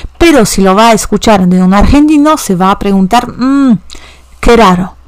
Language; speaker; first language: Spanish; non-native, fluent; Polish